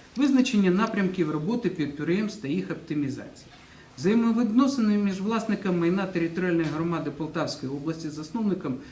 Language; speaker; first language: Ukrainian; non-native, local second language; Russian